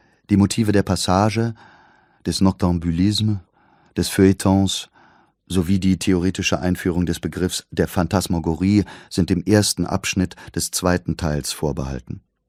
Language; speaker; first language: German; native; German